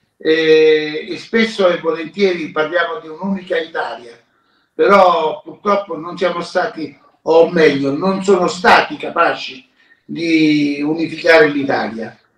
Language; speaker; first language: Italian; native; Italian